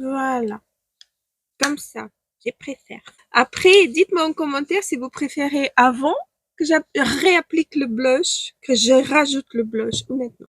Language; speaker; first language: French; non-native, fluent; Ukrainian